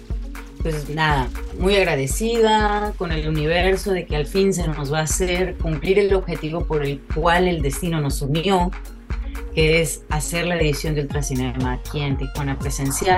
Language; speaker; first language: Spanish; native; Spanish